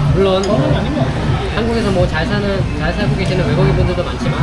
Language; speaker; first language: Korean; native; Korean